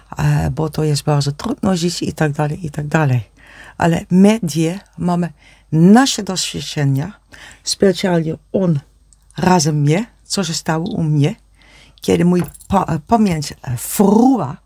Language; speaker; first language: Polish; non-native, learner; Dutch